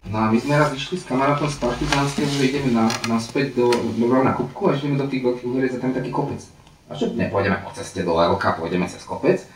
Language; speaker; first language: Slovak; non-native, local second language; Hungarian